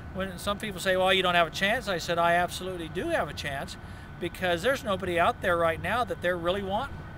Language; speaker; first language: English; native; English